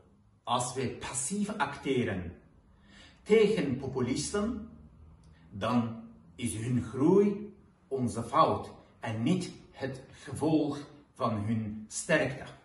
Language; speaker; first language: Dutch; non-native, fluent; Kurdish